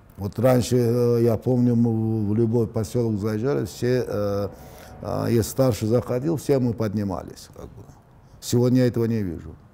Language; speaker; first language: Russian; native; Russian